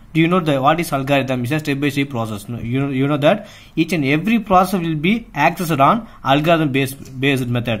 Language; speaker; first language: English; non-native, local second language; Tamil